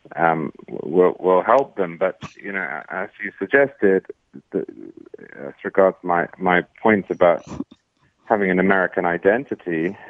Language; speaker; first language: English; native; English